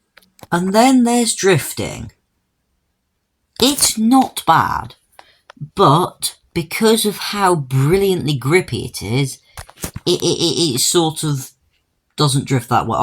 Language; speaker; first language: English; native; English